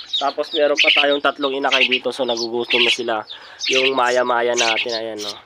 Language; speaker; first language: Filipino; native; Filipino